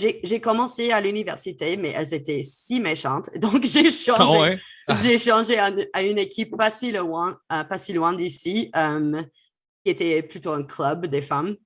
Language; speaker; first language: French; non-native, fluent; English